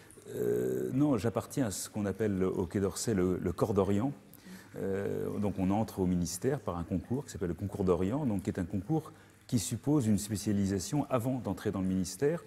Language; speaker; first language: French; native; French